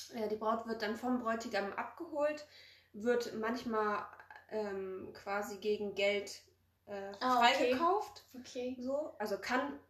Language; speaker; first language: German; early bilingual, other home language; Polish